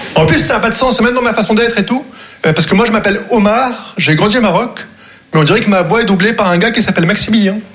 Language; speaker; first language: French; non-native, local second language; Arabic